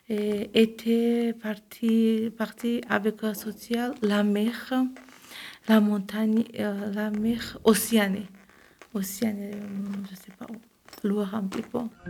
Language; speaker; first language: French; non-native, learner; Georgian